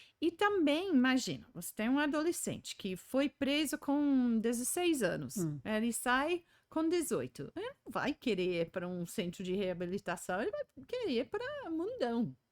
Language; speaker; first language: Portuguese; non-native, fluent; English